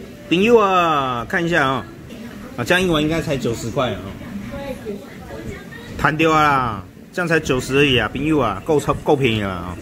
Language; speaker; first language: Chinese; native; Chinese